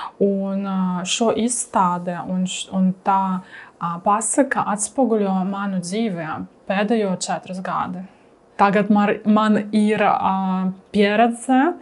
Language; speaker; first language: Latvian; non-native, learner; Russian